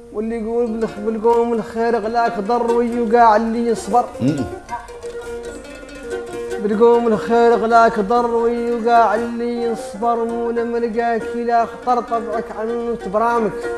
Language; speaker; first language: Arabic; native; Arabic